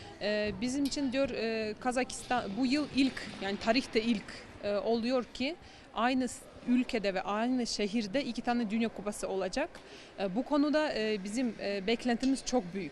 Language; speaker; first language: Turkish; non-native, fluent; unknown